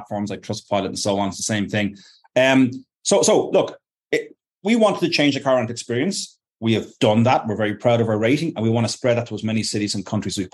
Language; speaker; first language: English; native; English